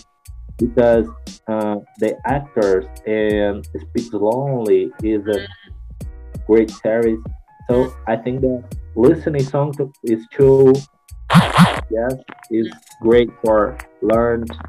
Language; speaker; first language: English; non-native, learner; Portuguese